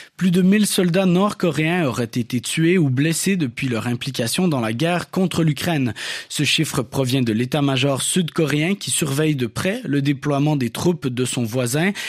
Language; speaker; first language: French; native; French